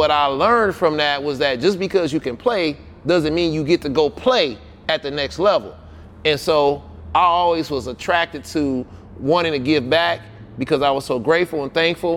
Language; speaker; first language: English; native; English